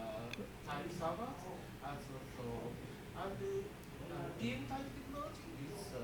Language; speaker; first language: English; non-native, learner; Japanese